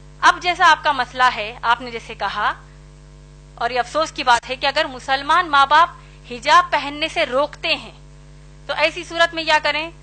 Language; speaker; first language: Urdu; native; Urdu